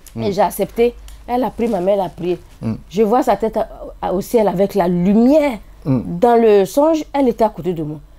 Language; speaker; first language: French; non-native, local second language; Dyula